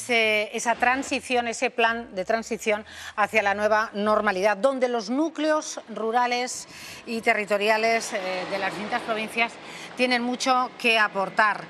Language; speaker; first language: Spanish; native; Spanish